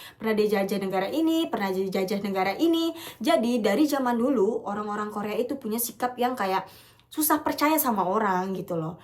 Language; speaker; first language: Indonesian; native; Indonesian